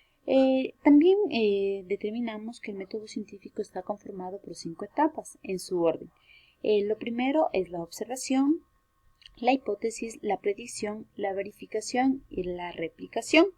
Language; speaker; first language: Spanish; native; Spanish